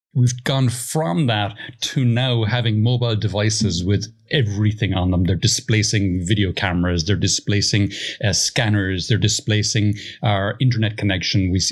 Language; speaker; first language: English; native; English